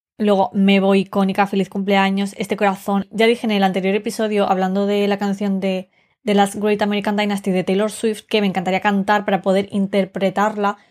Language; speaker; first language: Spanish; early bilingual, other home language; Romanian